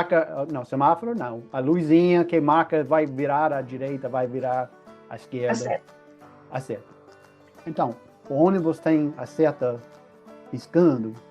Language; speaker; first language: Portuguese; non-native, fluent; English